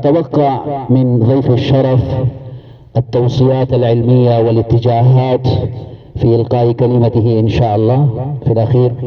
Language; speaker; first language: Arabic; non-native, fluent; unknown